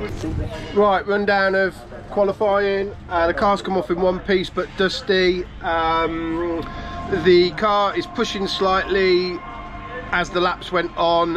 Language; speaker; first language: English; native; English